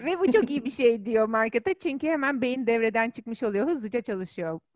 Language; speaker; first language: Turkish; native; Turkish